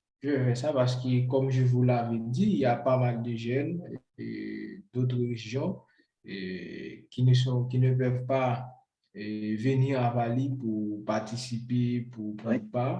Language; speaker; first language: French; non-native, local second language; Haitian Creole